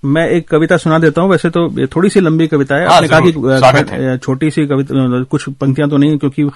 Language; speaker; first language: Hindi; native; Hindi